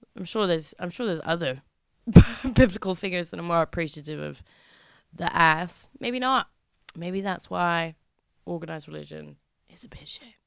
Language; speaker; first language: English; native; English